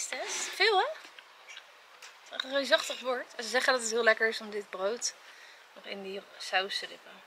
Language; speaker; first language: Dutch; native; Dutch